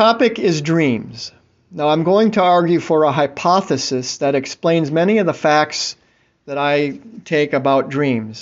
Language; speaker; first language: English; native; English